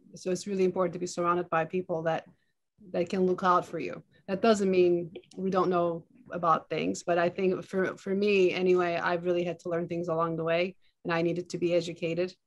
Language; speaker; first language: English; non-native, fluent; Turkish